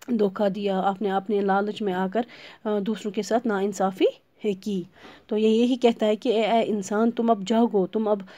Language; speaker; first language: Urdu; non-native, local second language; Kashmiri